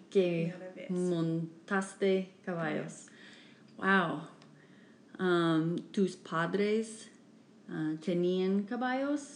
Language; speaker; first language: Spanish; non-native, fluent; English